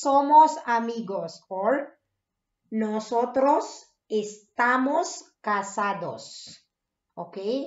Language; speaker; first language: Spanish; non-native, fluent; Filipino